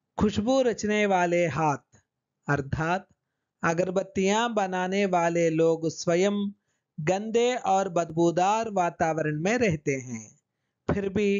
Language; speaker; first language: Hindi; non-native, local second language; Telugu